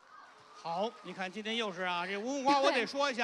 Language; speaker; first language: Chinese; native; Chinese